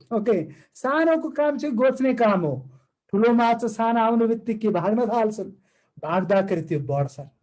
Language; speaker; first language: Nepali; non-native, fluent; Malayalam